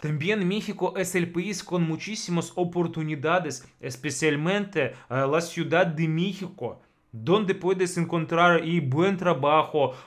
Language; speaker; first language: Spanish; non-native, fluent; Russian